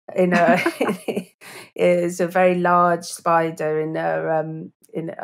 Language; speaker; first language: English; native; English